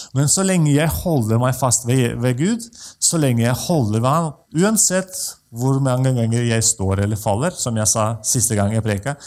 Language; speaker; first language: Norwegian; non-native, fluent; Russian